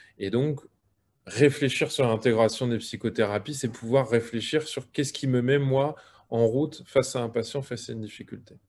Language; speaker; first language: French; native; French